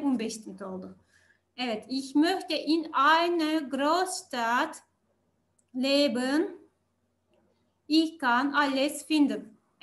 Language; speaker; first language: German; non-native, learner; Turkish